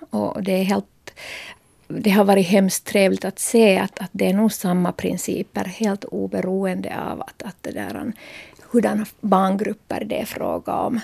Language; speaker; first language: Swedish; native; Swedish